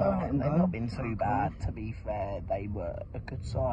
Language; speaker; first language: English; native; English